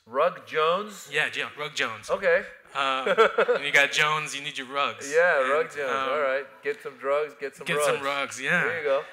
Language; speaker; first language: English; native; English